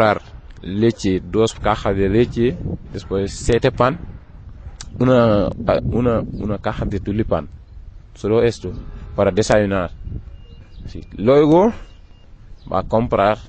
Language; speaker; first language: Spanish; non-native, learner; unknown